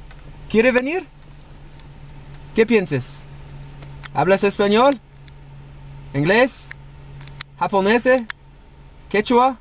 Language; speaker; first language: Spanish; non-native, learner; English